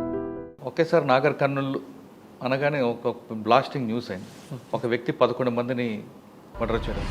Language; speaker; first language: Telugu; native; Telugu